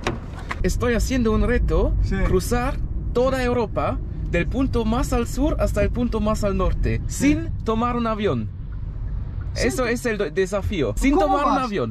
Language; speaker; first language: Spanish; non-native, learner; English